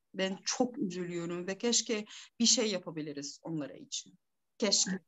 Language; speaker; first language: Turkish; non-native, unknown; Arabic